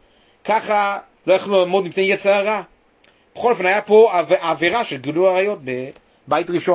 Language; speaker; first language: Hebrew; native; Hebrew